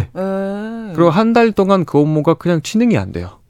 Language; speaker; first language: Korean; non-native, fluent; Russian